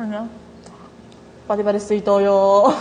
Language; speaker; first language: Korean; non-native, learner; Japanese